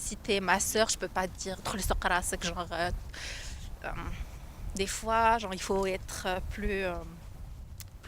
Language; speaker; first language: French; non-native, local second language; Arabic